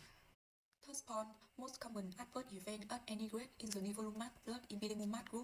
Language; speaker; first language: English; non-native, learner; Vietnamese